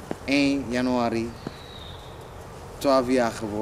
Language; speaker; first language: Dutch; non-native, learner; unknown